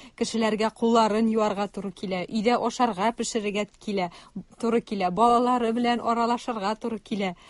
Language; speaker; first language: Tatar; native; Tatar